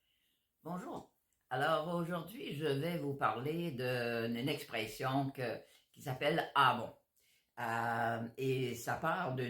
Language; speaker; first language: French; native; French